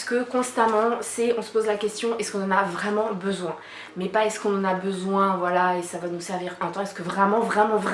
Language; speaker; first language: French; native; French